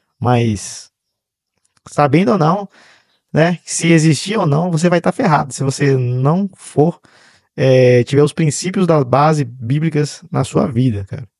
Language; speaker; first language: Portuguese; native; Portuguese